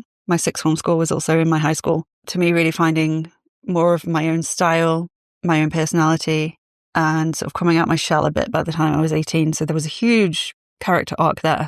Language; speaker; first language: English; native; English